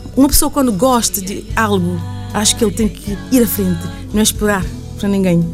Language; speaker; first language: Portuguese; non-native, local second language; Kabuverdianu